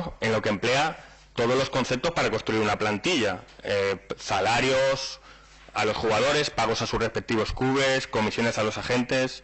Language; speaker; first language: Spanish; native; Spanish